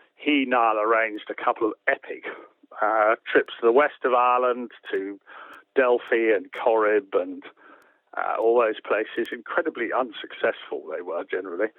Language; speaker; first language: English; native; English